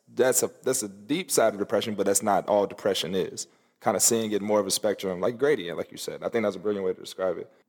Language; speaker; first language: English; native; English